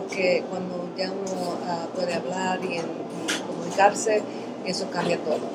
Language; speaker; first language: Spanish; early bilingual, other home language; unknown